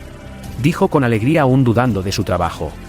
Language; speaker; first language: Spanish; native; Spanish